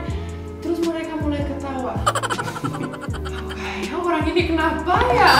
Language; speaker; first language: Indonesian; non-native, fluent; Romanian